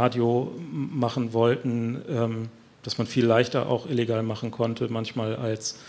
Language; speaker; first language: German; native; German